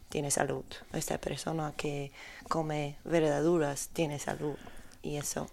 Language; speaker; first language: Spanish; non-native, learner; Polish